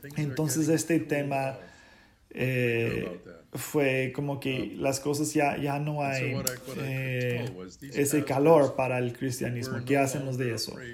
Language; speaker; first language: Spanish; non-native, fluent; English